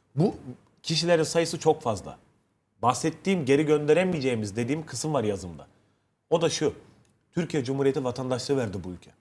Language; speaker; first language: Turkish; native; Turkish